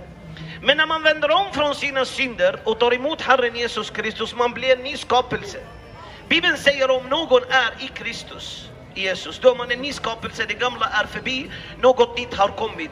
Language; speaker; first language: Swedish; non-native, fluent; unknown